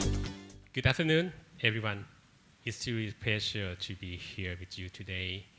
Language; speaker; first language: English; non-native, learner; Thai